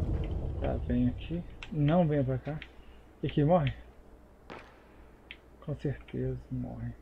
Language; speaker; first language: Portuguese; native; Portuguese